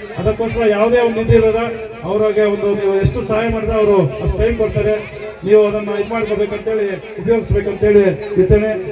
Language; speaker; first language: Kannada; native; Kannada